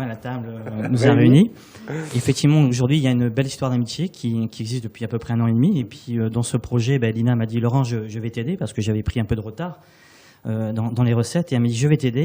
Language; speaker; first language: French; native; French